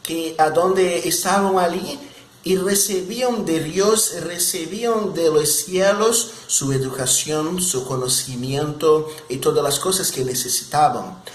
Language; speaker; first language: Spanish; non-native, fluent; Portuguese